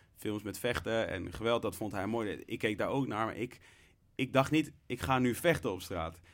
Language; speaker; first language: Dutch; native; Dutch